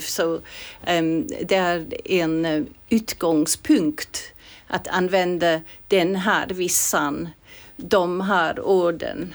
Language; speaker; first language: Swedish; non-native, fluent; English